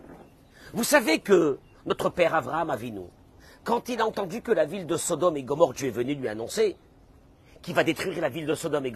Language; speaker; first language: French; native; French